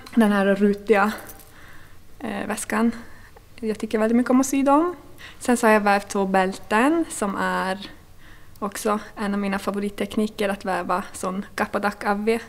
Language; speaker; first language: Swedish; native; Swedish